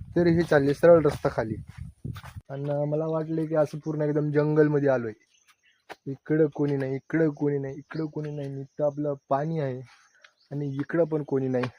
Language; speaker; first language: Marathi; non-native, local second language; Lambadi